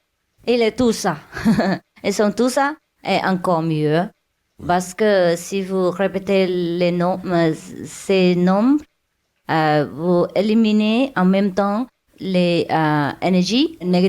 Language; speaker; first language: French; non-native, learner; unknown